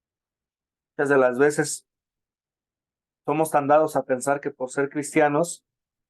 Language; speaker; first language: Spanish; native; Spanish